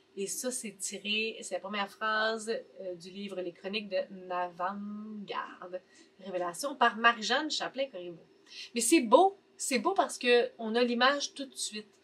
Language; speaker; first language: French; native; French